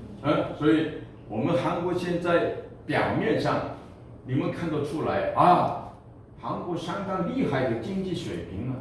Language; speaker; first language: Chinese; non-native, fluent; Korean